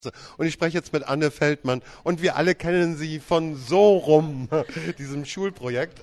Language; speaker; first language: German; native; German